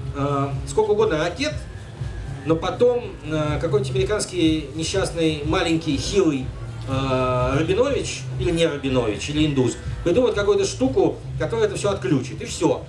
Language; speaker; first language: Russian; native; Russian